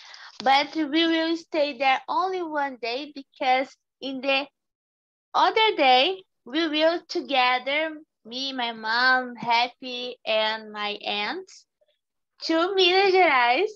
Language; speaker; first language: English; non-native, learner; Portuguese